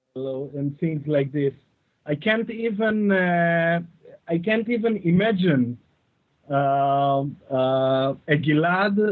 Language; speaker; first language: English; non-native, fluent; Hebrew